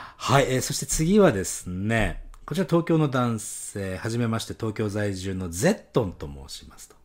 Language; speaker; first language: Japanese; native; Japanese